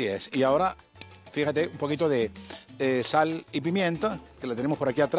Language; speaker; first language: Spanish; native; Spanish